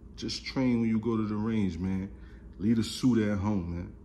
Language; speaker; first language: English; native; English